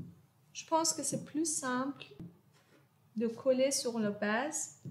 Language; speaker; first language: French; non-native, fluent; Persian